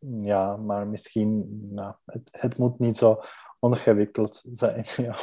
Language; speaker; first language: Dutch; non-native, learner; Czech